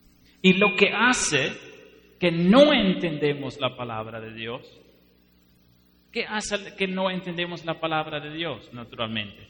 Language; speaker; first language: Spanish; non-native, fluent; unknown